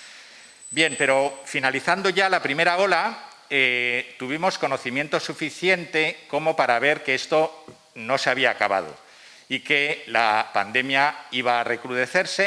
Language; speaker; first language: Spanish; native; Spanish